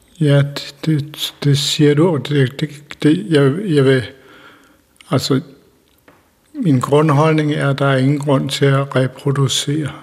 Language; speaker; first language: Danish; native; Danish